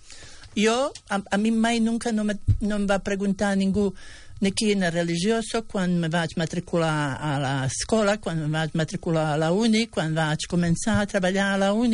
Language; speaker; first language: Catalan; non-native, fluent; Bosnian